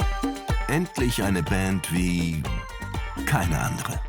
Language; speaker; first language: German; native; German